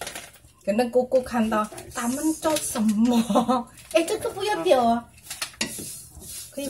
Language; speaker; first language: Chinese; non-native, fluent; Indonesian